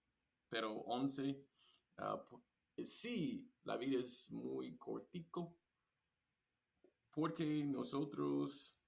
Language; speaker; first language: Spanish; non-native, learner; English